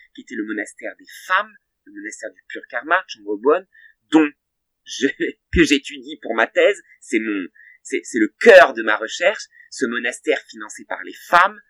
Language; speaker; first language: French; native; French